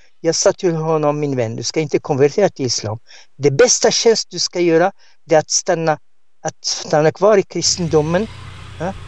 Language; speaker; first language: Swedish; non-native, fluent; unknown